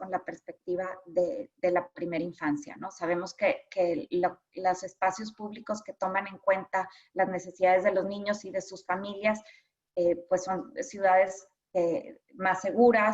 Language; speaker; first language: Spanish; native; Spanish